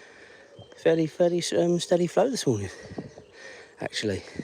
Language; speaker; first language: English; native; English